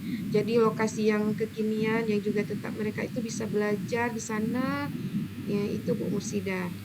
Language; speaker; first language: Indonesian; native; Indonesian